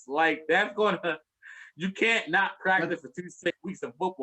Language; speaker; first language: English; native; English